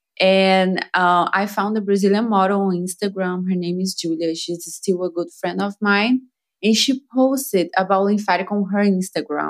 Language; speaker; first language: English; non-native, fluent; Portuguese